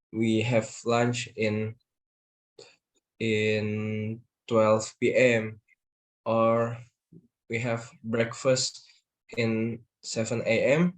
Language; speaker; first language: English; non-native, learner; Indonesian